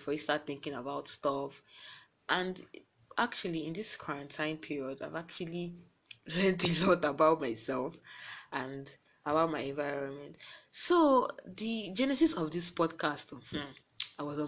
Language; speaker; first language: English; non-native, local second language; Igbo